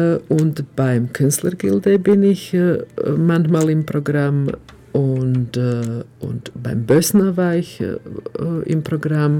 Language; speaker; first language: German; non-native, fluent; Croatian